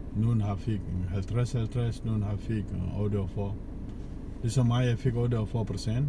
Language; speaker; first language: Danish; non-native, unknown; Achinese